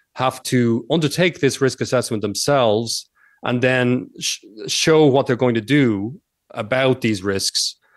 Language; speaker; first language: English; native; English